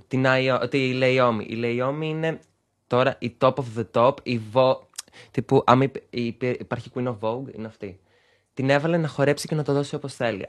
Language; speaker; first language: Greek; early bilingual, other home language; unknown